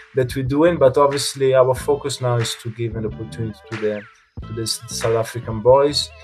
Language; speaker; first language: English; non-native, fluent; Italian